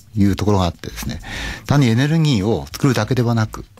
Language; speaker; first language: Japanese; native; Japanese